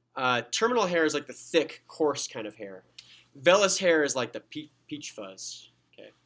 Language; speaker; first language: English; native; English